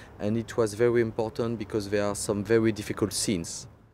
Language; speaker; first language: English; non-native, fluent; French